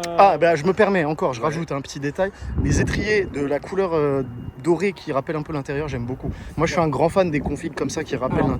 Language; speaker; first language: French; native; French